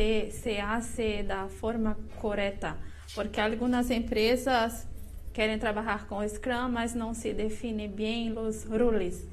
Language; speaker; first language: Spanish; non-native, learner; Portuguese